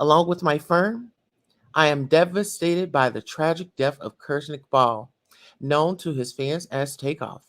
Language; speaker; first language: English; native; English